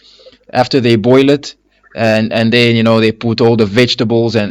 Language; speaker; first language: English; non-native, fluent; Lingala